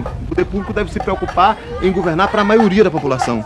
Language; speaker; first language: Portuguese; native; Portuguese